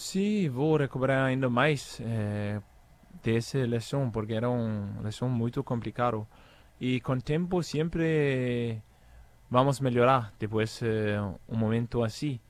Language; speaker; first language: Portuguese; non-native, fluent; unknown